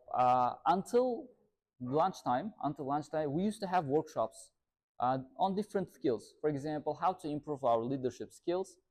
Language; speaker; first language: English; non-native, fluent; Uzbek